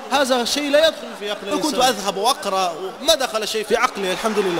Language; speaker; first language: Arabic; non-native, fluent; Portuguese